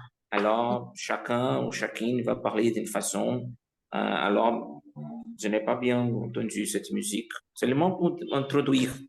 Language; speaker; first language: French; non-native, fluent; Portuguese